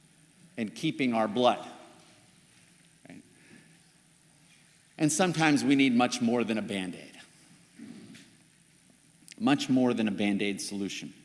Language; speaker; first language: English; native; English